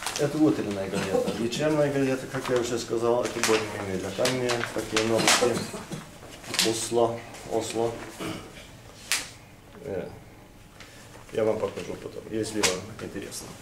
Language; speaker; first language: Russian; non-native, fluent; Norwegian